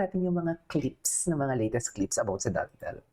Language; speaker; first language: Filipino; native; Filipino